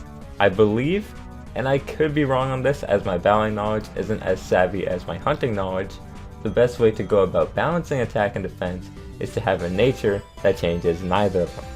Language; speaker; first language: English; native; English